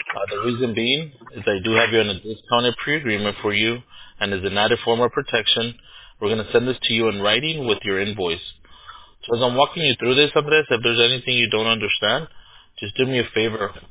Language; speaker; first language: English; early bilingual, other home language; Spanish